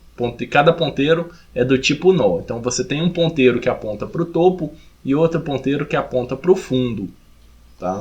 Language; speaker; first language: Portuguese; native; Portuguese